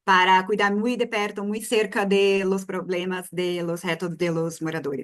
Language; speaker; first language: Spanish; non-native, fluent; Portuguese